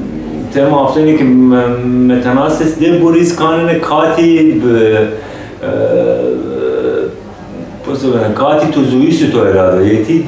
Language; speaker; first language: Greek; non-native, learner; Persian